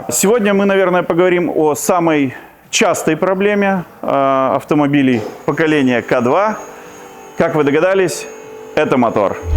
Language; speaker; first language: Russian; native; Russian